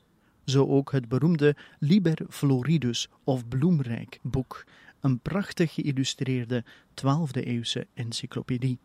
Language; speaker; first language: Dutch; native; Dutch